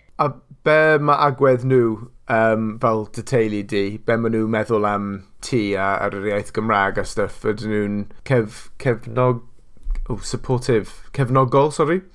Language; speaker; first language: Welsh; non-native, local second language; English